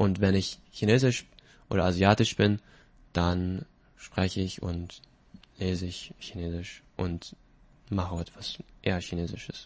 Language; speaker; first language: German; native; German